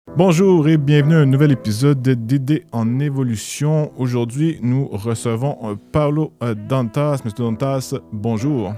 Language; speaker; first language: French; native; French